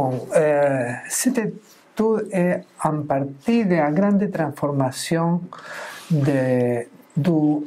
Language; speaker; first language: French; non-native, fluent; Spanish